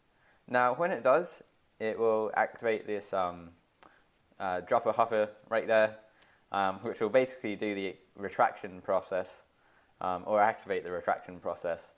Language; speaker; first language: English; native; English